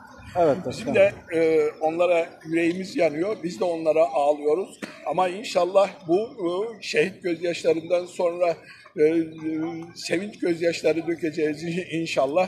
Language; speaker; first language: Turkish; early bilingual, heritage; Turkish